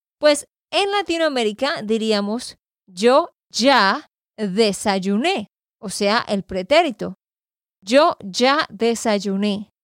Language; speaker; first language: Spanish; native; Spanish